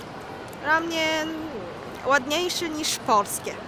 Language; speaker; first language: Polish; non-native, learner; Chinese